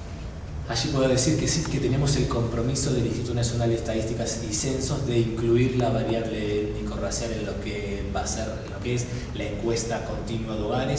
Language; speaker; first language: Spanish; native; Spanish